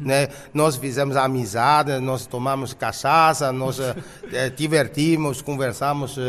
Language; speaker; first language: Portuguese; non-native, fluent; Chinese